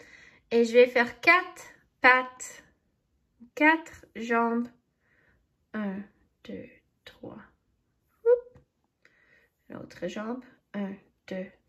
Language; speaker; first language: French; non-native, fluent; English